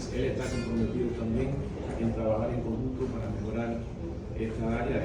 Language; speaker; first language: Spanish; early bilingual, heritage; Spanish